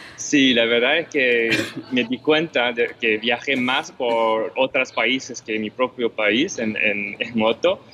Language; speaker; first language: Spanish; non-native, fluent; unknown